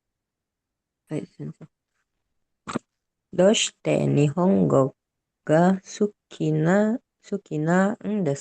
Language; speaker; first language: Japanese; non-native, learner; Indonesian